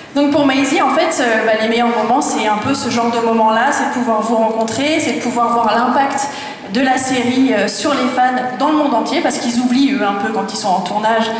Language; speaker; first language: French; native; French